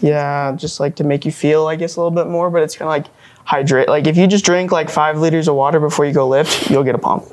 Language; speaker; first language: English; native; English